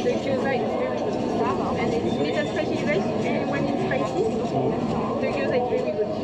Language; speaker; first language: English; non-native, learner; French